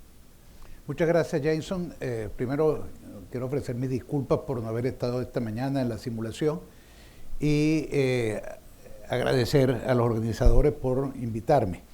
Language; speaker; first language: Spanish; native; Spanish